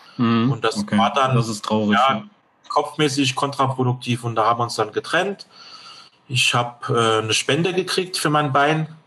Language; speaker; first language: German; non-native, fluent; French